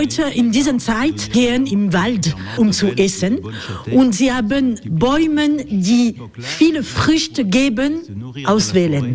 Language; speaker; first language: German; non-native, learner; French